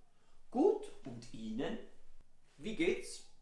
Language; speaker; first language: German; non-native, fluent; Italian